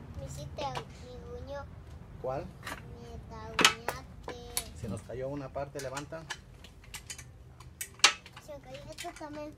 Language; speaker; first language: Spanish; native; Spanish